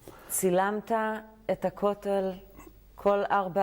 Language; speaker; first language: Hebrew; native; Hebrew